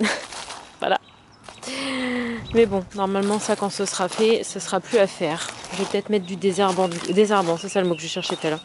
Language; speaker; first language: French; native; French